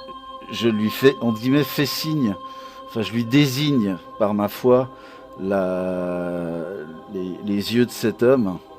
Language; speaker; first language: French; native; French